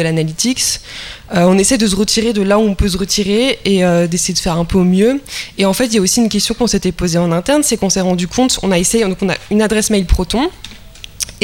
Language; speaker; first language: French; native; French